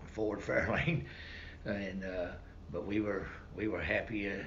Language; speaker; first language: English; native; English